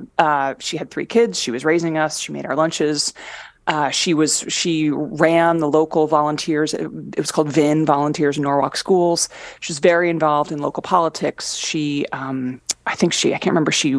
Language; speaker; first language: English; native; English